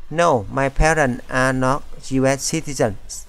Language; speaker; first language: English; non-native, fluent; Vietnamese